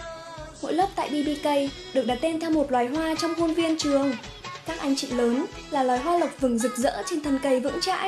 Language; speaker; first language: Vietnamese; native; Vietnamese